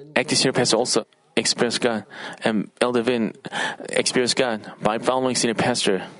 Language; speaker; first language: English; non-native, fluent; Korean